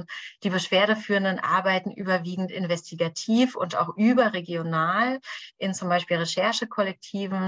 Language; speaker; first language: German; native; German